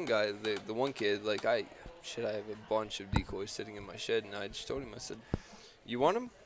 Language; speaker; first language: English; native; English